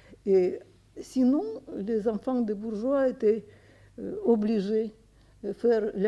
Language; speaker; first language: French; non-native, fluent; Russian